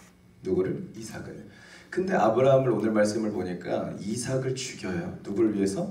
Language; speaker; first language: Korean; native; Korean